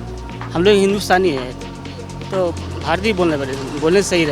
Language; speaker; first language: Hindi; non-native, local second language; Bangla